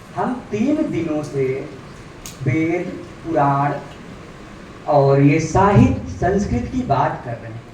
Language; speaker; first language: Hindi; native; Hindi